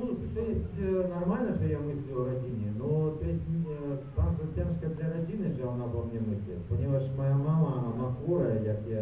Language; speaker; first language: Polish; non-native, learner; Russian